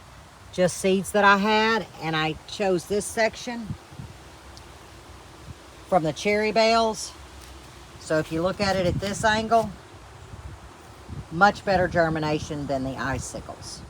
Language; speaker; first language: English; native; English